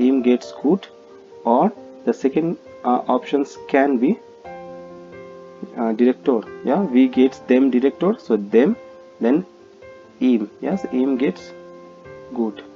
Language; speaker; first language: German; non-native, fluent; Hindi